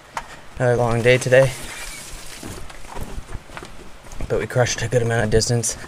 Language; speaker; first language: English; native; English